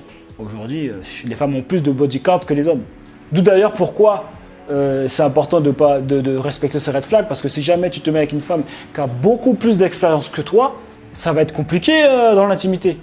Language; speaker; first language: French; native; French